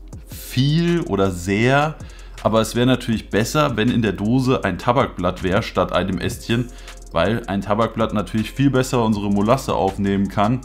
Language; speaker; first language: German; native; German